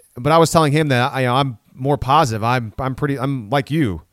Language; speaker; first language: English; native; English